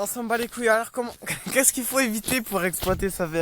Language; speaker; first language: French; native; French